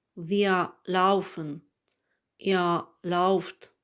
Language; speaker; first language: German; non-native, fluent; Ukrainian